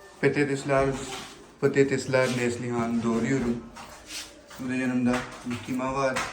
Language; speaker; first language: Turkish; non-native, learner; Urdu